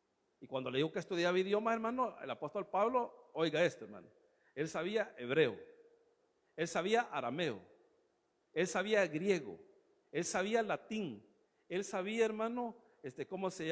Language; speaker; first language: Spanish; native; Spanish